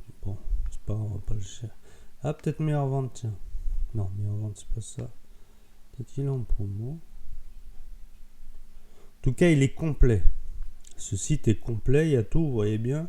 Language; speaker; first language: French; native; French